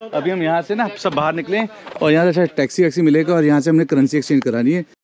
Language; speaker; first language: Hindi; native; Hindi